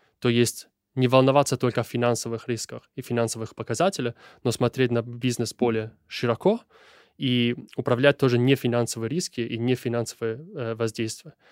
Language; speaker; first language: Russian; non-native, fluent; Italian